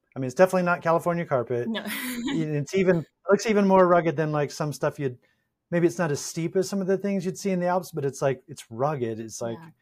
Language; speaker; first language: English; native; English